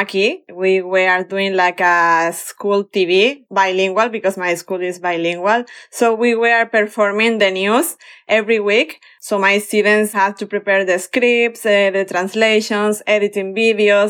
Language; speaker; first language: English; non-native, fluent; Spanish